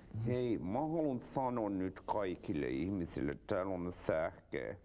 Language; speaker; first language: Finnish; native; Finnish